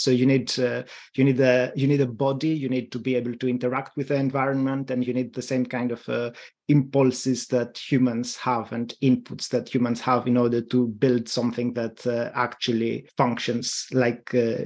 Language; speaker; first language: English; non-native, fluent; Greek